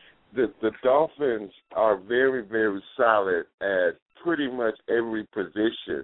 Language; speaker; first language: English; native; English